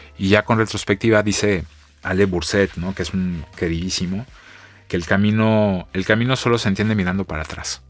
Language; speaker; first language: Spanish; native; Spanish